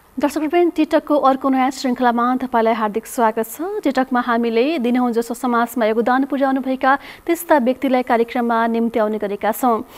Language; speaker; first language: Nepali; native; Nepali